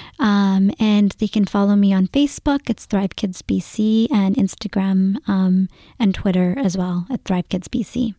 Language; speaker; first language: English; early bilingual, other home language; Gujarati